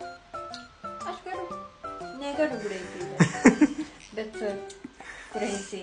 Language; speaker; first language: Lithuanian; non-native, learner; Japanese